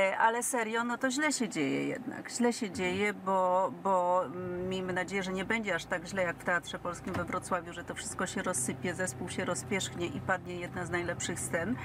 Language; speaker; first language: Polish; native; Polish